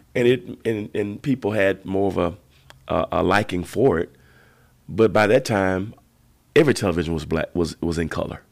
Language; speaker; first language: English; native; English